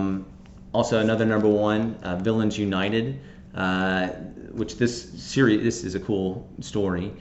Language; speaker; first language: English; native; English